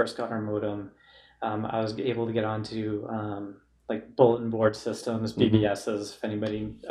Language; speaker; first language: English; native; English